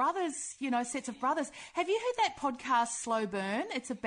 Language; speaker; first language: English; native; English